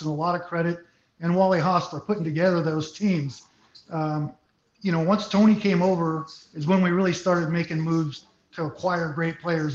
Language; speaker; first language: English; native; English